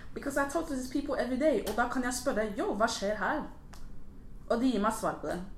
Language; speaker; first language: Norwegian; early bilingual, other home language; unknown